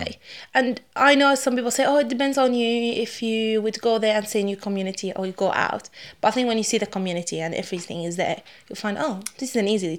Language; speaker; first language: English; non-native, fluent; Arabic